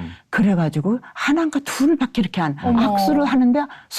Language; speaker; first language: Korean; native; Korean